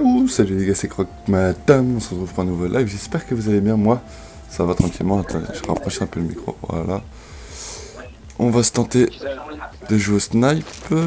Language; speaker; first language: French; native; French